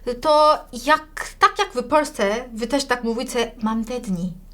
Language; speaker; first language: Polish; non-native, learner; Korean